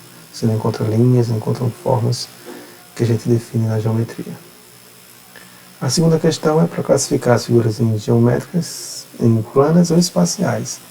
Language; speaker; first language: Portuguese; native; Portuguese